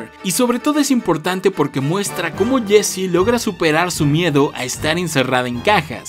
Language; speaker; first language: Spanish; native; Spanish